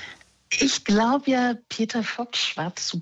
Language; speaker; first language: German; native; German